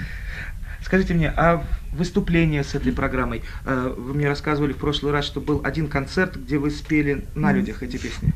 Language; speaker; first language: Russian; native; Russian